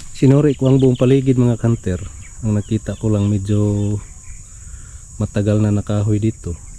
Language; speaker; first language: Filipino; non-native, local second language; Cebuano